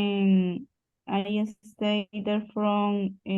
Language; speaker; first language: English; non-native, learner; Spanish